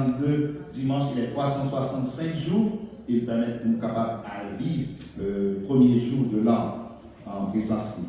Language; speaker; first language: French; non-native, local second language; Haitian Creole